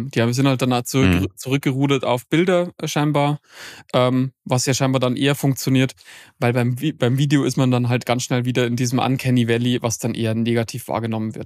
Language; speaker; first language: German; native; German